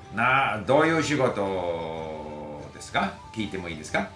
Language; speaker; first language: Japanese; non-native, fluent; English